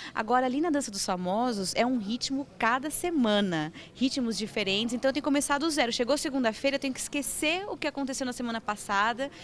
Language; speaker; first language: Portuguese; native; Portuguese